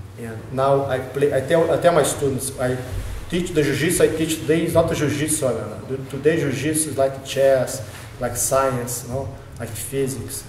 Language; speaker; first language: English; non-native, learner; Portuguese